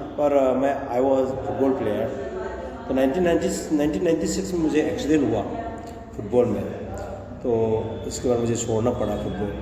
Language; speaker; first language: Hindi; non-native, local second language; Manipuri